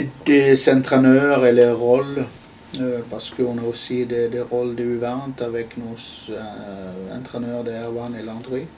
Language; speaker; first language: French; non-native, fluent; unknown